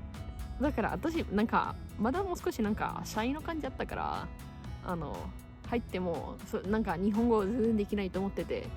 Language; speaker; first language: Japanese; non-native, fluent; Italian